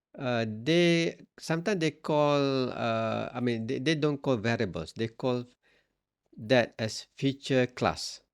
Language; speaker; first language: English; non-native, local second language; Malay